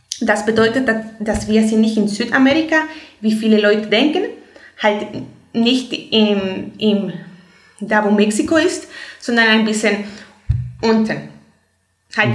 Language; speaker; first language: German; non-native, fluent; Spanish